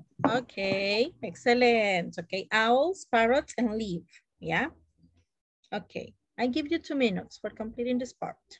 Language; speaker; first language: English; non-native, learner; Spanish